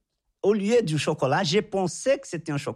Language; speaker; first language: French; non-native, fluent; Portuguese